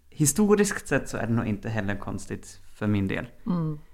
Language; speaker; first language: Norwegian; non-native, fluent; German